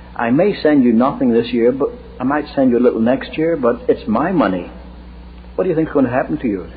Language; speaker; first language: English; native; English